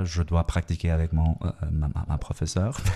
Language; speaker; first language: French; non-native, learner; Russian